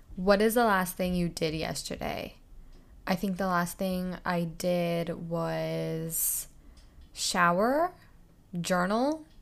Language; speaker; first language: English; native; English